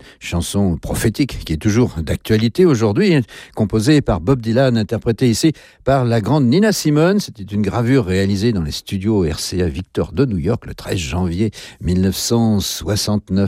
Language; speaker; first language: French; native; French